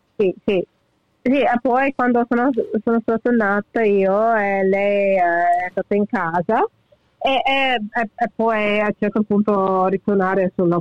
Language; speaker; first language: Italian; early bilingual, heritage; English